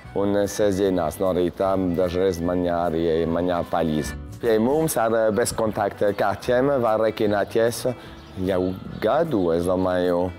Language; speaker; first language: Latvian; non-native, learner; French